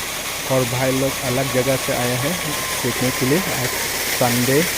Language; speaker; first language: Hindi; non-native, local second language; Karbi